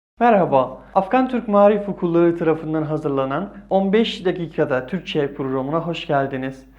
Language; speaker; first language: Turkish; non-native, fluent; Persian